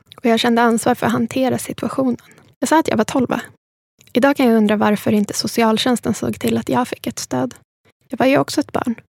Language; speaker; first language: Swedish; early bilingual, other home language; Spanish